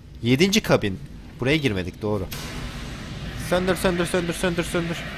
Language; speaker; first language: Turkish; native; Turkish